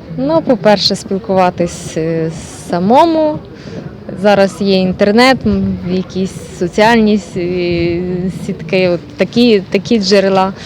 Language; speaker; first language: Ukrainian; native; Ukrainian